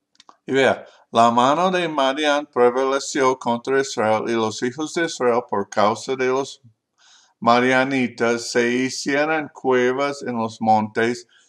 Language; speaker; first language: Spanish; non-native, learner; English